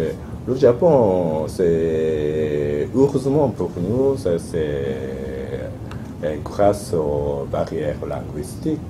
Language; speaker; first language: French; non-native, fluent; Japanese